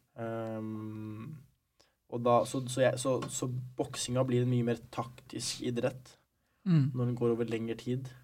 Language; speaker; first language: Norwegian; early bilingual, other home language; Arabic